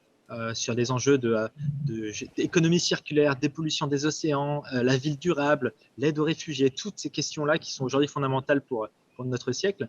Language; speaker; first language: French; native; French